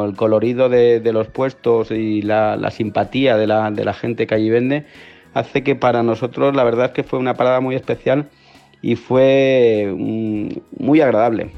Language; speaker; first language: Spanish; native; Spanish